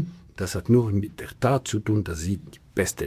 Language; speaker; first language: German; non-native, local second language; French